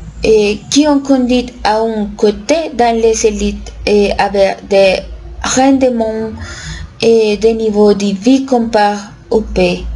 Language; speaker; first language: French; non-native, learner; Spanish